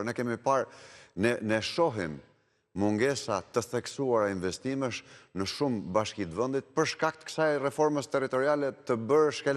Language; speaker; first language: Albanian; native; Albanian